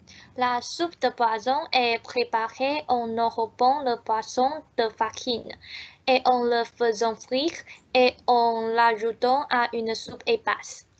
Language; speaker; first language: French; non-native, learner; Chinese